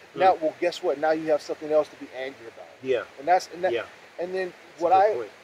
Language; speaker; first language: English; native; English